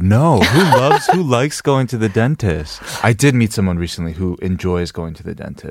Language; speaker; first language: English; native; English